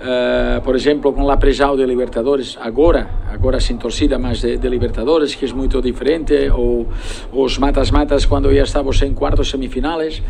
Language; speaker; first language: Portuguese; non-native, fluent; Spanish